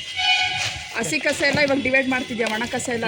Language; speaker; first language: Kannada; native; Kannada